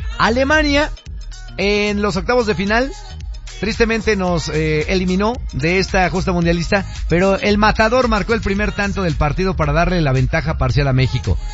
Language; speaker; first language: Spanish; native; Spanish